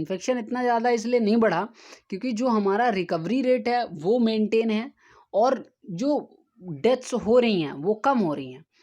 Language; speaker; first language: Hindi; native; Hindi